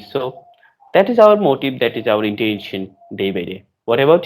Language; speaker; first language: English; non-native, learner; Bangla